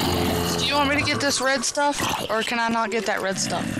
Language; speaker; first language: English; native; English